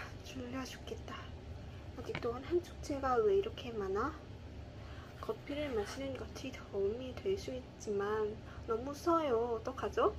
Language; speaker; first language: Korean; non-native, learner; Lao